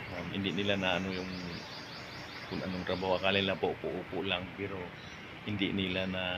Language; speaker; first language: Filipino; non-native, local second language; Hiligaynon